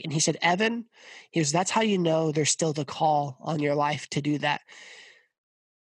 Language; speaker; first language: English; native; English